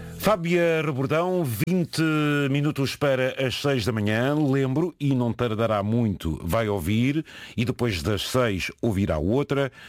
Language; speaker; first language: Portuguese; native; Portuguese